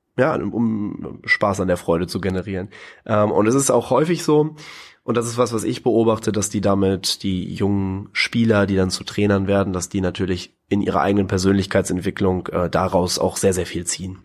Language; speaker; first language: German; native; German